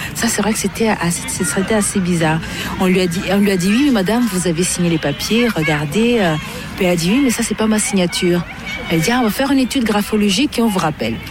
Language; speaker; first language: French; early bilingual, other home language; Portuguese